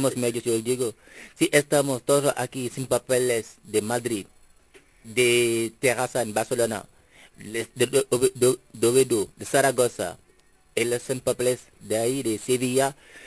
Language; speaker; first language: Spanish; non-native, fluent; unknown